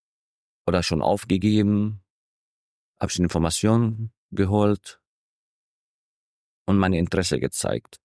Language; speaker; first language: German; non-native, fluent; Arabic